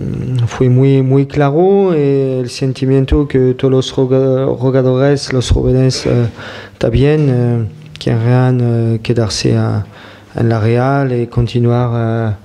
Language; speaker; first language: Spanish; non-native, fluent; French